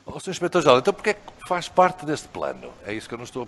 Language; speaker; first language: Portuguese; native; Portuguese